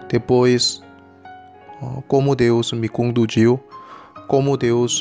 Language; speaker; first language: Portuguese; non-native, learner; Korean